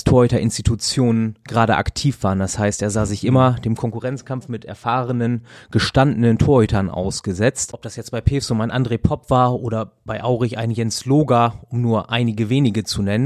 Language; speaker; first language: German; native; German